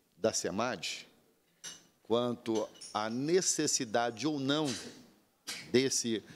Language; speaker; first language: Portuguese; native; Portuguese